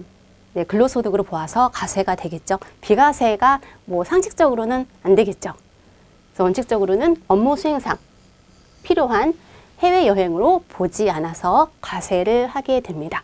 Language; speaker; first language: Korean; native; Korean